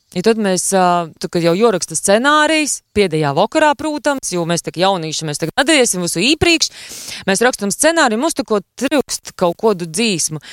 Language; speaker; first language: Latvian; native; Latvian